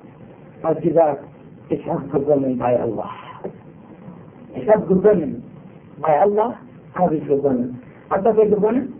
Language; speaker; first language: German; non-native, fluent; Arabic